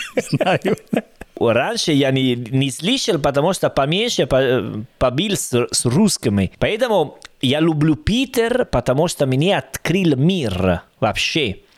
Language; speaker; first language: Russian; non-native, learner; Italian